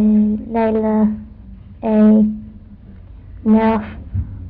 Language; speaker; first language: French; non-native, learner; English